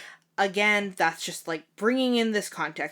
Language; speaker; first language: English; native; English